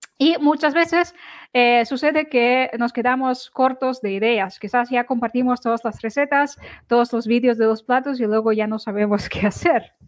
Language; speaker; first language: Spanish; non-native, fluent; Ukrainian